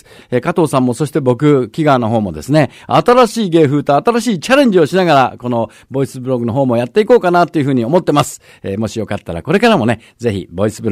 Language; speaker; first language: Japanese; native; Japanese